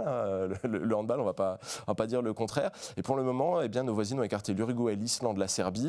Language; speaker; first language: French; native; French